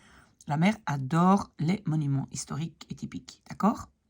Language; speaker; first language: French; native; French